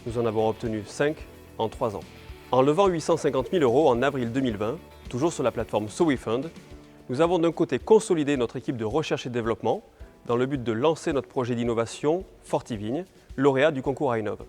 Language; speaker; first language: French; native; French